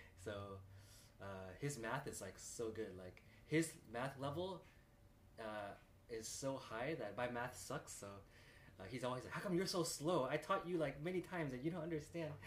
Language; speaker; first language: English; native; English